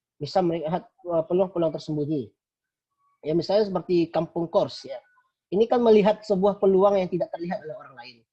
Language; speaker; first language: Indonesian; non-native, local second language; Minangkabau